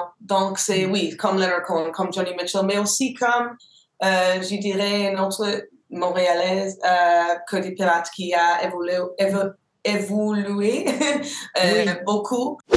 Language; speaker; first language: French; non-native, local second language; English